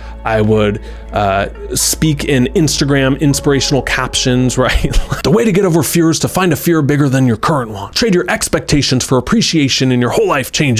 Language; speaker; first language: English; native; English